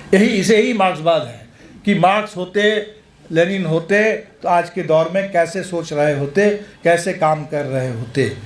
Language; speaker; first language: Hindi; non-native, local second language; Bangla